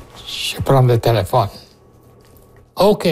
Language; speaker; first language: French; non-native, local second language; English